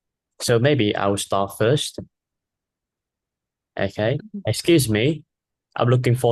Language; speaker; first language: English; non-native, fluent; Vietnamese